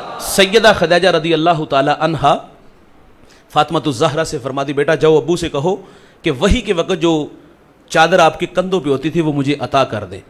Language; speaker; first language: Urdu; non-native, local second language; Punjabi